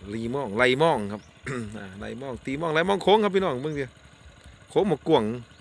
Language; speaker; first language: Thai; native; Thai